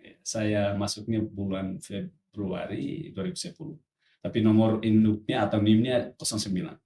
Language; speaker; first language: Indonesian; non-native, local second language; Tetum